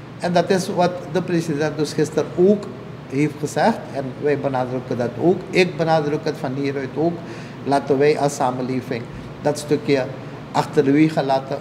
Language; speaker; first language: Dutch; native; Dutch